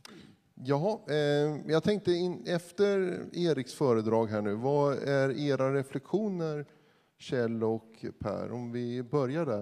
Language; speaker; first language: Swedish; native; Swedish